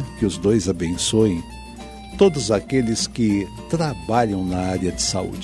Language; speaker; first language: Portuguese; native; Portuguese